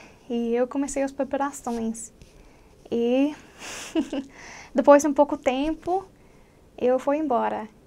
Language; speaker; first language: Portuguese; non-native, fluent; English